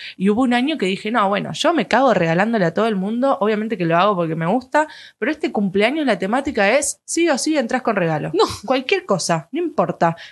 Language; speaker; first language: Spanish; native; Spanish